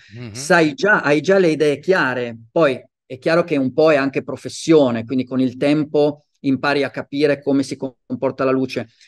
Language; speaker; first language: Italian; native; Italian